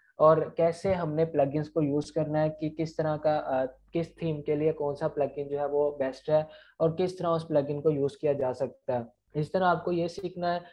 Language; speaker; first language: Urdu; non-native, local second language; Punjabi